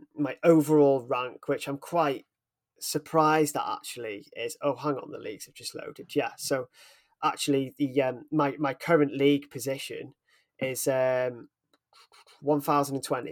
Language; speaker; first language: English; native; English